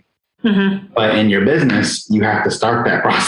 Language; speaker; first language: English; native; English